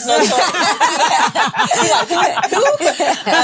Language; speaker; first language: English; native; English